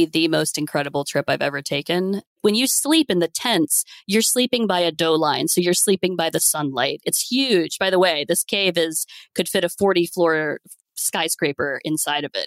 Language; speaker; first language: English; native; English